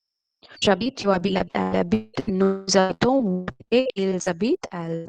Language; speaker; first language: French; non-native, learner; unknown